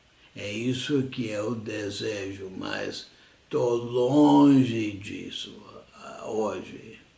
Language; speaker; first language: Portuguese; non-native, fluent; English